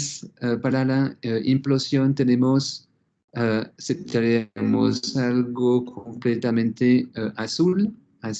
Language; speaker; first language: Spanish; non-native, fluent; French